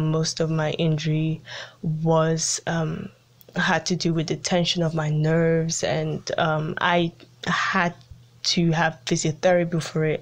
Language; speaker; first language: English; early bilingual, other home language; Italian